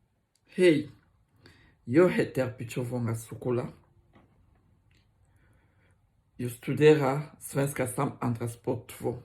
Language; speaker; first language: Swedish; non-native, learner; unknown